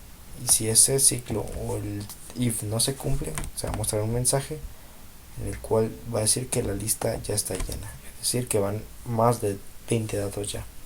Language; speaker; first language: Spanish; native; Spanish